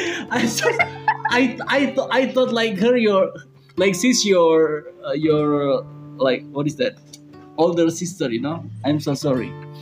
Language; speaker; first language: English; non-native, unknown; Indonesian